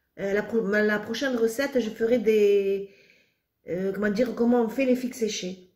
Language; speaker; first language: French; non-native, local second language; Arabic